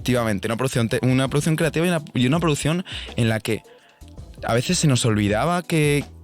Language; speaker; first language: Spanish; native; Spanish